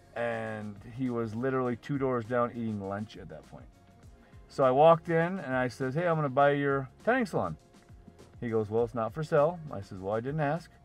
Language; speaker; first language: English; native; English